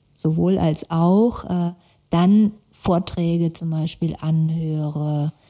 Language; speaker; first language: German; native; German